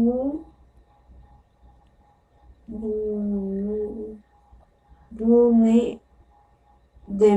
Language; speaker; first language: French; non-native, learner; Spanish